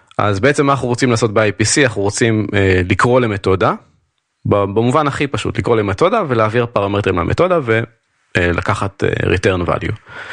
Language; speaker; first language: Hebrew; native; Hebrew